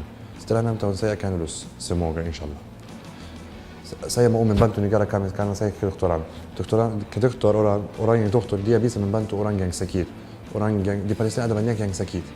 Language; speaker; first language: Indonesian; non-native, learner; Arabic